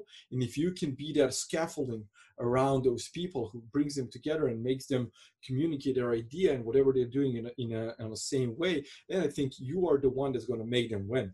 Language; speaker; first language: English; non-native, fluent; Croatian